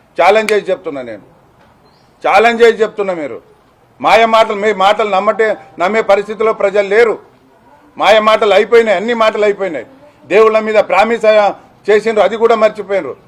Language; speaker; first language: Telugu; non-native, local second language; Lambadi